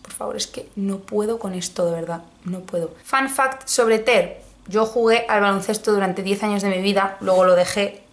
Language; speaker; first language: Spanish; native; Spanish